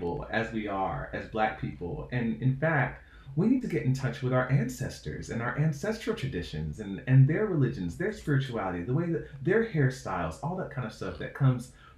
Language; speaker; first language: English; native; English